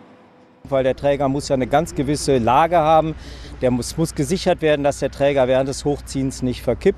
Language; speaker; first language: German; native; German